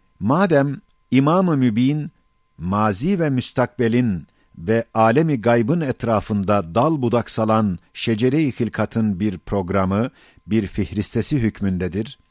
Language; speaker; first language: Turkish; native; Turkish